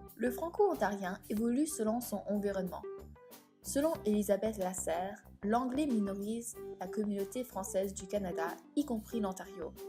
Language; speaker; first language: French; native; French